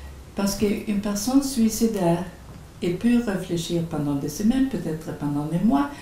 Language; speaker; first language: French; non-native, fluent; Swedish